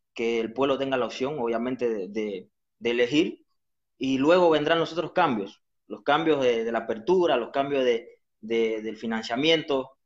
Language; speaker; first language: Spanish; native; Spanish